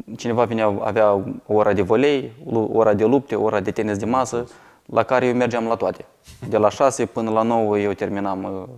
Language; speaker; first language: Romanian; native; Romanian